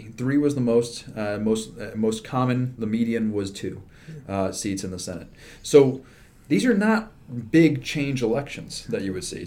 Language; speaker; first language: English; native; English